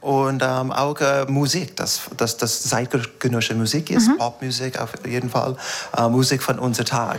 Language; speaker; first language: German; non-native, fluent; English